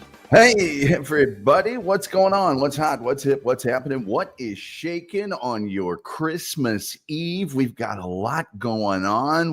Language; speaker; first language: English; native; English